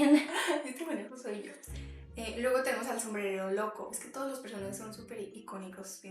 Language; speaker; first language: Spanish; native; Spanish